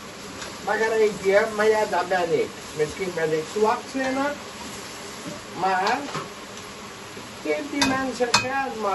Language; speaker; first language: Dutch; non-native, local second language; Caribbean Hindustani